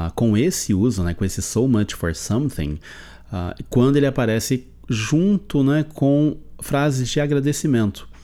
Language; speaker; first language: Portuguese; native; Portuguese